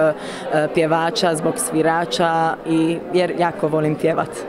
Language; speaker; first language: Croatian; early bilingual, heritage; Croatian